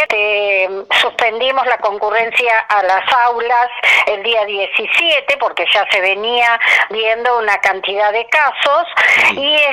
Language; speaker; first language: Spanish; native; Spanish